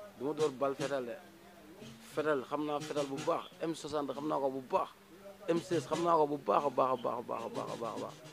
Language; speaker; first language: Wolof; native; Wolof